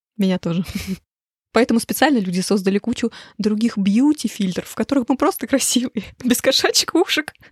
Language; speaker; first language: Russian; native; Russian